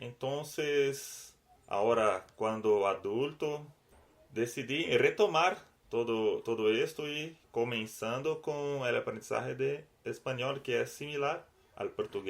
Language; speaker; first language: Spanish; non-native, learner; Portuguese